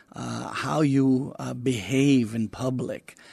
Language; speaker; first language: English; native; English